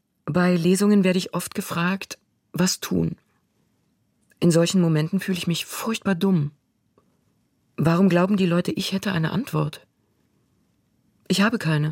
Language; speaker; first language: German; native; German